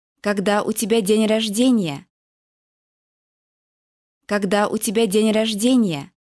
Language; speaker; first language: Russian; non-native, local second language; Uzbek